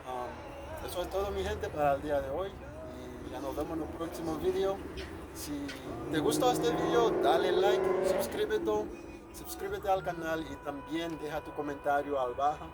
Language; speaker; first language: Spanish; non-native, fluent; Haitian Creole